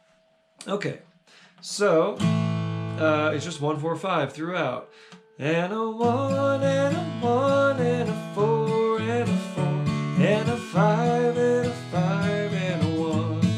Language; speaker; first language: English; native; English